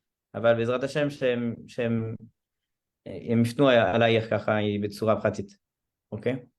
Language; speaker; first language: Hebrew; non-native, fluent; French